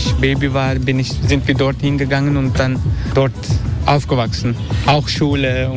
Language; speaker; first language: German; non-native, fluent; Turkish